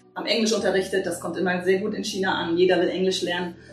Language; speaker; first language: German; native; German